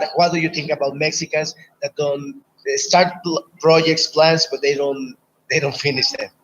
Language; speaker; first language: English; non-native, fluent; Spanish